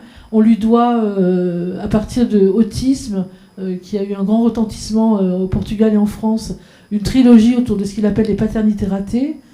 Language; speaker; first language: French; native; French